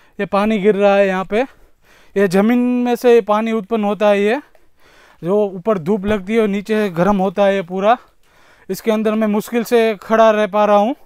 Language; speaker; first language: Hindi; non-native, local second language; Gujarati